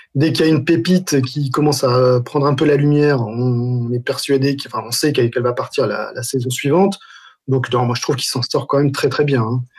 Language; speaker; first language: French; non-native, local second language; Arabic